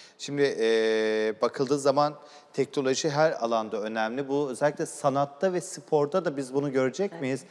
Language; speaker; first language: Turkish; native; Turkish